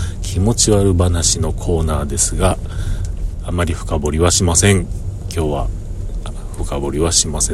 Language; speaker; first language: Japanese; native; Japanese